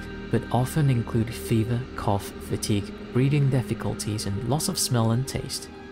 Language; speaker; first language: English; non-native, fluent; Japanese